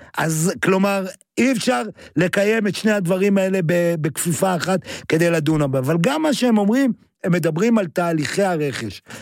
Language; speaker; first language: Hebrew; native; Hebrew